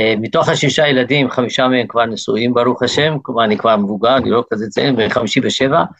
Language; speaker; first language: Hebrew; early bilingual, other home language; English